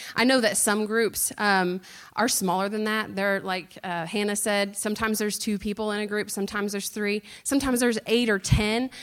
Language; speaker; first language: English; native; English